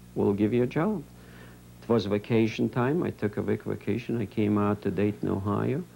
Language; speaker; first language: English; non-native, fluent; Yiddish